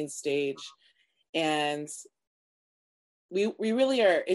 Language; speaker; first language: English; native; English